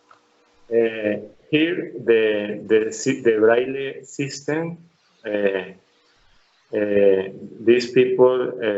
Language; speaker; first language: English; non-native, learner; Spanish